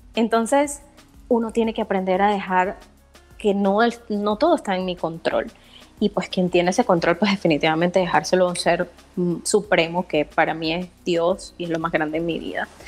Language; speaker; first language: Spanish; native; Spanish